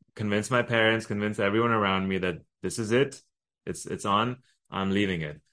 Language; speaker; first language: English; early bilingual, other home language; Arabic